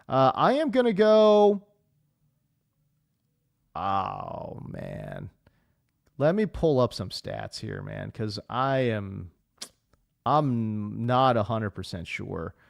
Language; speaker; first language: English; native; English